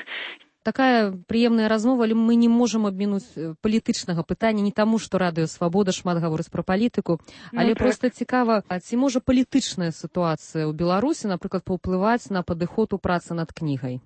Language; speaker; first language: Belarusian; native; Belarusian